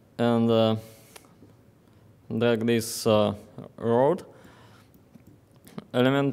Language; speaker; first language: English; non-native, fluent; Russian